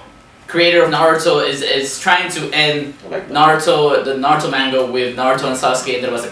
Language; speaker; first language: English; native; English